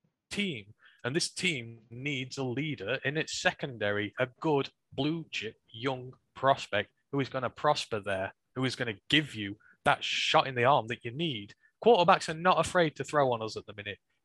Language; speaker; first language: English; native; English